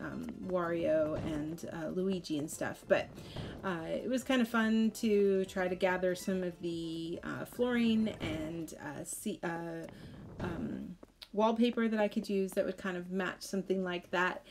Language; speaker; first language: English; native; English